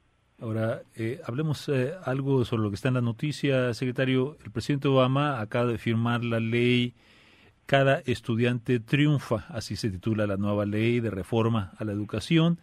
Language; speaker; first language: Spanish; native; Spanish